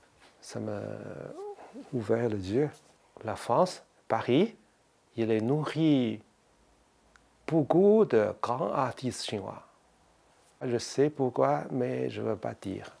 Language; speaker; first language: French; non-native, learner; Chinese